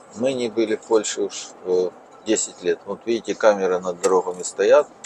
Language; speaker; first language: Russian; non-native, local second language; Ukrainian